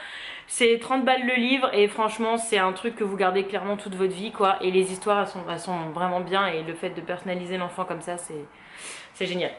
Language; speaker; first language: French; native; French